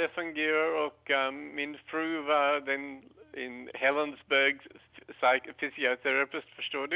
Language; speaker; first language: Swedish; non-native, learner; English